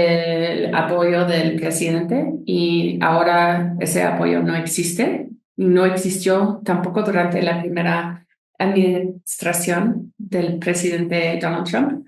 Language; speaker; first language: Spanish; non-native, fluent; English